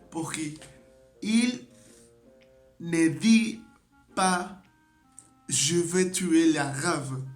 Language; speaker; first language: French; non-native, learner; Spanish